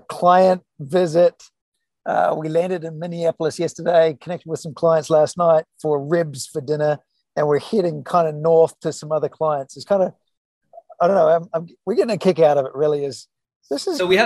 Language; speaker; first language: English; native; English